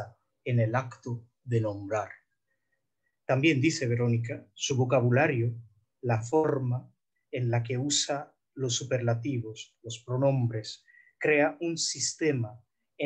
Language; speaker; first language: Spanish; non-native, fluent; Bangla